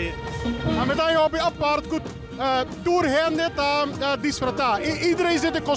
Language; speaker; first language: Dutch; non-native, local second language; Papiamento